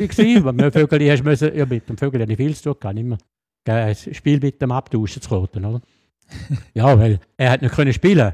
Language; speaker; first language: German; native; German